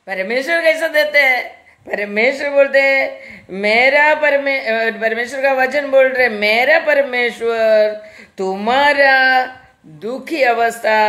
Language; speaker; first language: Hindi; non-native, local second language; Malayalam